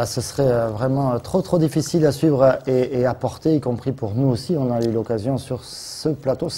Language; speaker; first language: French; native; French